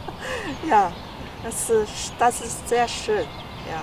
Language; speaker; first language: German; non-native, learner; Chinese